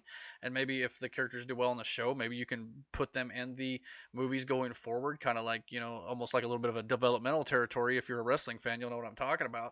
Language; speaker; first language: English; native; English